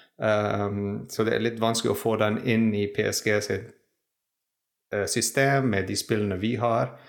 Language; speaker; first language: Norwegian; non-native, fluent; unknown